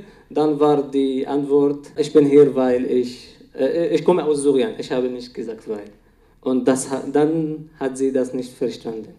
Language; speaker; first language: German; non-native, fluent; Arabic